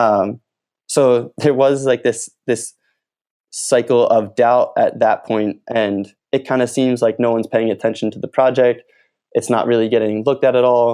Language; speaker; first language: English; native; English